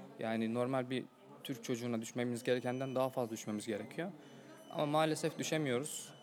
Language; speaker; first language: Turkish; native; Turkish